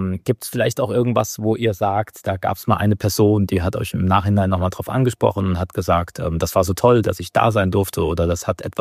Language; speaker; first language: German; native; German